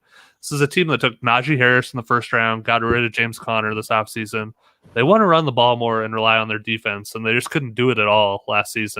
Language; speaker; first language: English; native; English